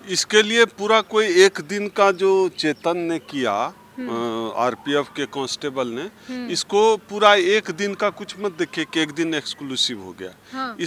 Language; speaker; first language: Hindi; native; Hindi